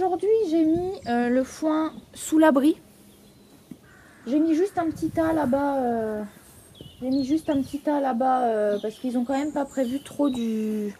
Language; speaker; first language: French; native; French